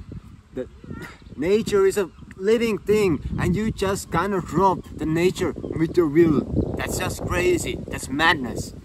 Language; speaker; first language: English; non-native, fluent; Estonian